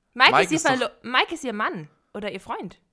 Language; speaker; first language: German; native; German